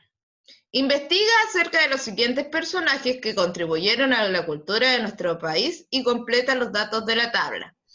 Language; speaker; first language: Spanish; native; Spanish